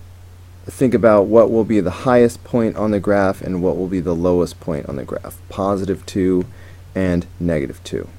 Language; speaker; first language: English; native; English